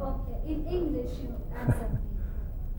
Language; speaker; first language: English; non-native, fluent; Persian